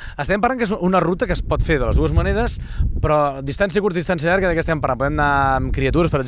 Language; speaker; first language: Catalan; native; Catalan